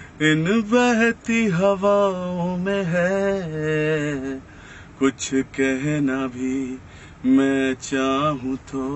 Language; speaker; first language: Hindi; native; Hindi